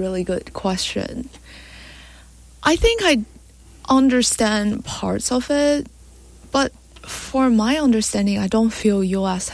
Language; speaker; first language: English; non-native, fluent; Chinese